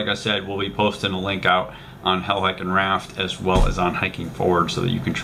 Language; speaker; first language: English; native; English